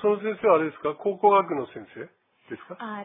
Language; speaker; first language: Japanese; native; Japanese